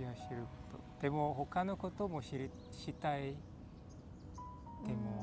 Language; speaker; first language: Japanese; non-native, learner; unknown